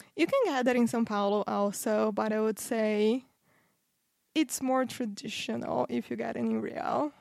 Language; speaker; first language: English; non-native, fluent; Portuguese